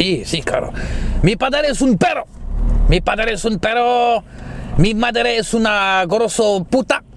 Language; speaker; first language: Spanish; non-native, learner; French